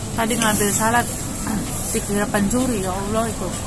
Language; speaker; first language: Indonesian; native; Indonesian